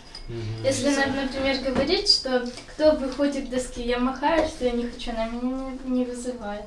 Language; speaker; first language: Russian; native; Russian